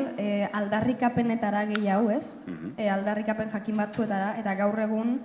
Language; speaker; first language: Basque; native; Basque